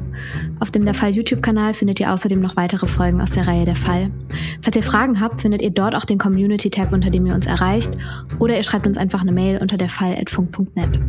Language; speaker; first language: German; native; German